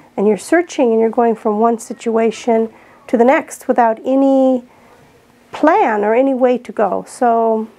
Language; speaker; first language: English; native; English